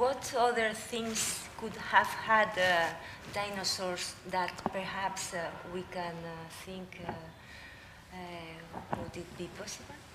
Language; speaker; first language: English; non-native, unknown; Spanish